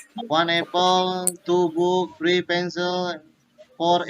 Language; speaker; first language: English; non-native, learner; Indonesian